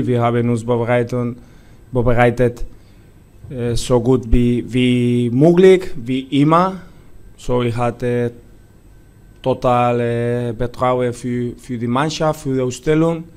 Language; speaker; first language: German; non-native, fluent; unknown